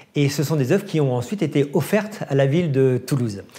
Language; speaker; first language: French; native; French